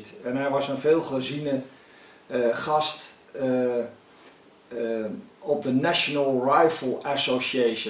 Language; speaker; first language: Dutch; native; Dutch